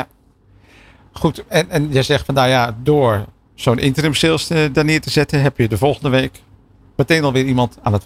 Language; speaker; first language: Dutch; native; Dutch